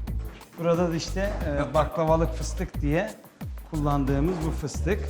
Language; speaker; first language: Turkish; native; Turkish